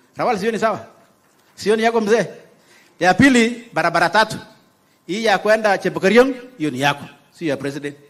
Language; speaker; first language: Swahili; non-native, local second language; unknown